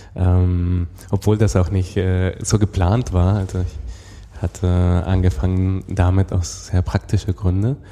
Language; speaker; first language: German; non-native, fluent; Spanish